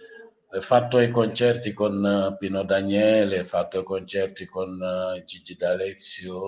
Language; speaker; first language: Italian; non-native, learner; Wolof